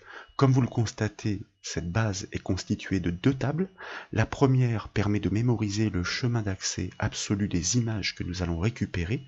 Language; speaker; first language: French; native; French